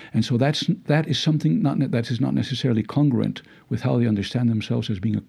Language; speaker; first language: English; early bilingual, other home language; Spanish